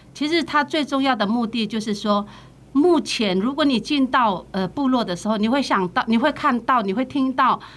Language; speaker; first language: Chinese; non-native, local second language; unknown